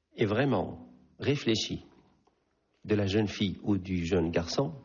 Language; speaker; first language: French; non-native, local second language; Arabic